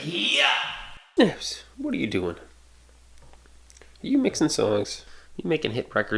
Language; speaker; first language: English; native; English